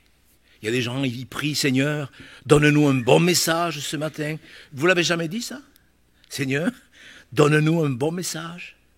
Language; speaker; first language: French; native; French